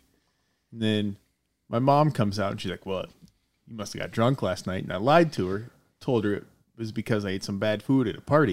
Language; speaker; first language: English; native; English